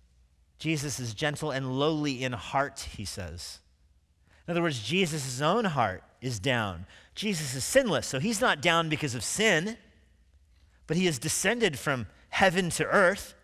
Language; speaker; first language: English; native; English